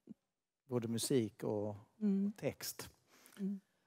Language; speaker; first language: Swedish; native; Swedish